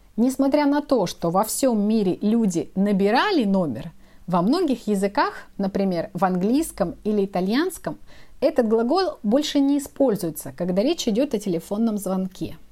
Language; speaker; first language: Russian; native; Russian